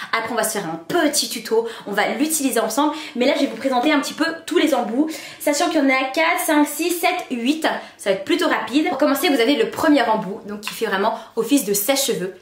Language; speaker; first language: French; native; French